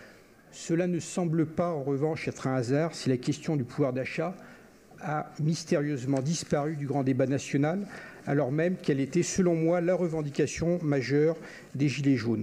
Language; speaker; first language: French; native; French